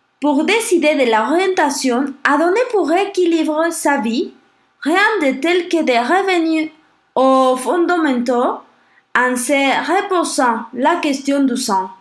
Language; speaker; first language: French; non-native, learner; Spanish